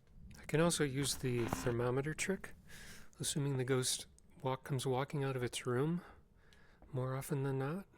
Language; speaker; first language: English; native; English